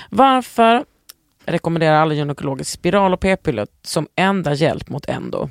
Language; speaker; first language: Swedish; native; Swedish